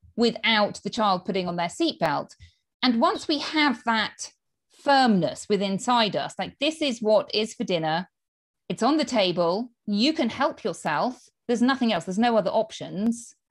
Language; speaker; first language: English; native; English